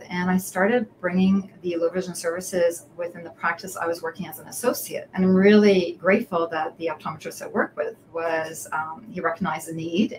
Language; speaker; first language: English; native; English